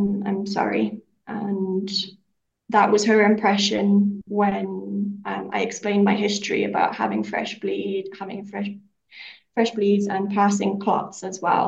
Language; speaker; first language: English; native; English